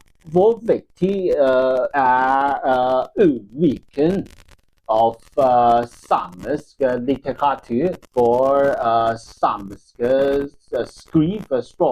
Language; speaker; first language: Norwegian; non-native, learner; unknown